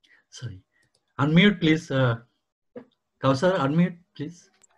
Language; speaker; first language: English; non-native, local second language; Bangla